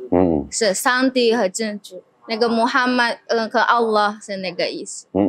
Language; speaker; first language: Chinese; non-native, fluent; Indonesian